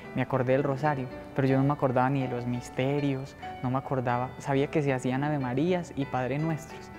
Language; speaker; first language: Spanish; native; Spanish